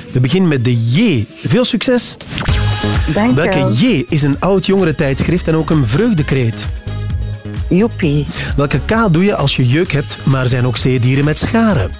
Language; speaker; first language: Dutch; native; Dutch